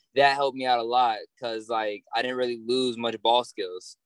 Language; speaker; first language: English; native; English